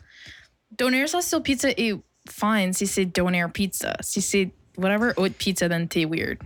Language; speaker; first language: French; non-native, local second language; English